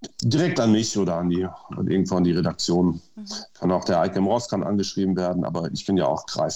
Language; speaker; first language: German; native; German